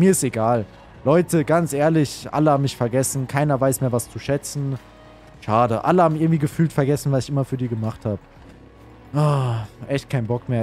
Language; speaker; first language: German; native; German